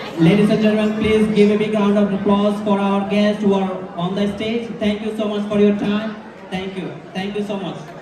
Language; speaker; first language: English; non-native, local second language; Bangla